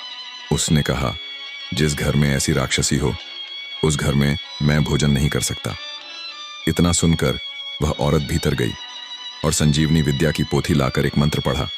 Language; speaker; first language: Hindi; native; Hindi